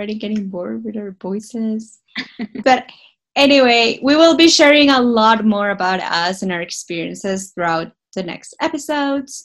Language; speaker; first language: English; non-native, fluent; Spanish